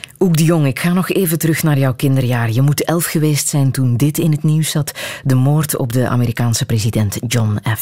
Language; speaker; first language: Dutch; native; Dutch